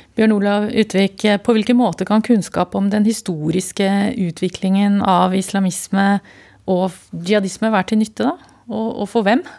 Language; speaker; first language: Norwegian; native; Norwegian